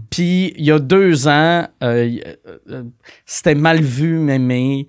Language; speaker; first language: French; native; French